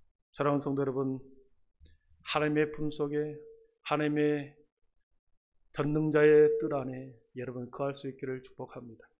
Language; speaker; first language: Korean; native; Korean